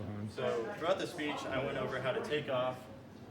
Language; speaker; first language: English; native; English